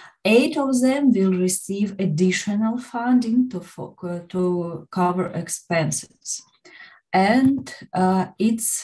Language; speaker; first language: English; non-native, learner; Ukrainian